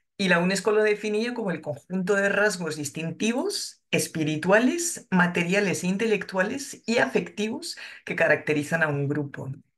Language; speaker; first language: Spanish; non-native, fluent; French